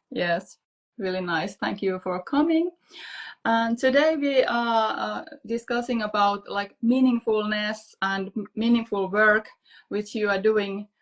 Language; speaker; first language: English; non-native, fluent; Finnish